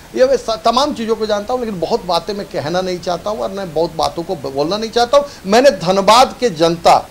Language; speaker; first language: Hindi; native; Hindi